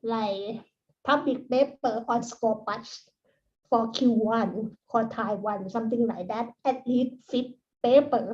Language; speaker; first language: English; non-native, learner; Thai